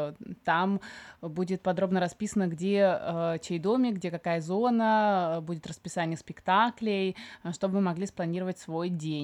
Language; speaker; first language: Russian; native; Russian